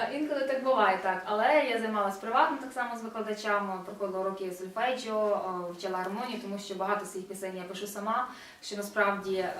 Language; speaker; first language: Ukrainian; native; Ukrainian